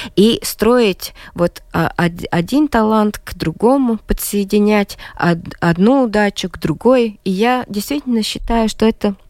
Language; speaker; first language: Russian; non-native, local second language; Latvian